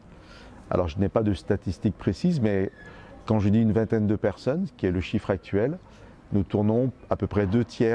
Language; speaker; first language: French; native; French